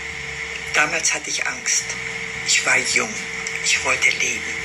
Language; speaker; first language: German; non-native, fluent; Romanian